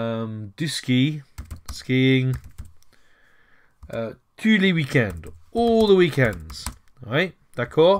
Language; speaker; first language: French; non-native, fluent; English